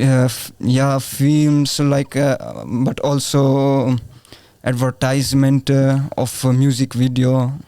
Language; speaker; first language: English; non-native, learner; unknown